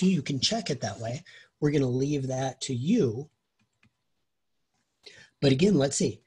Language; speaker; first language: English; native; English